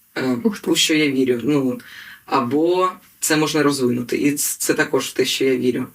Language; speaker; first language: Ukrainian; native; Ukrainian